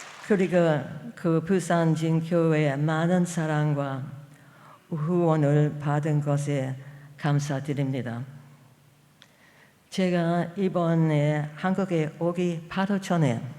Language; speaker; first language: Korean; non-native, fluent; English